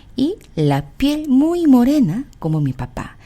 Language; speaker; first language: Spanish; non-native, fluent; Korean